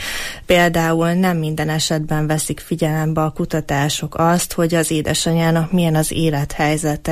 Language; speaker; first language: Hungarian; native; Hungarian